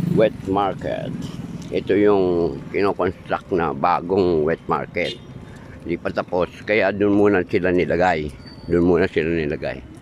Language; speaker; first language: Filipino; non-native, local second language; Waray